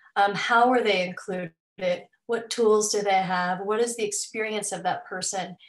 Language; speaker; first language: English; native; English